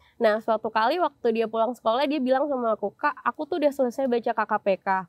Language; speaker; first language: Indonesian; native; Indonesian